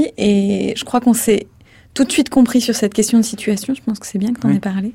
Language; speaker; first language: French; native; French